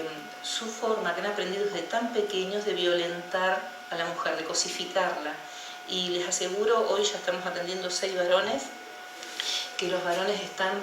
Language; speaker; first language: Spanish; native; Spanish